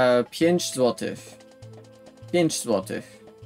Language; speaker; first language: Polish; non-native, learner; English